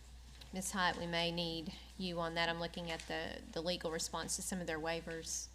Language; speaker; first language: English; native; English